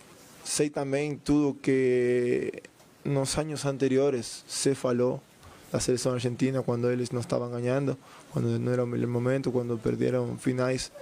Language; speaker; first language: Portuguese; non-native, fluent; Spanish